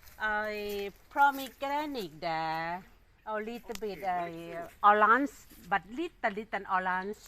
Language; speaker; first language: English; non-native, learner; Thai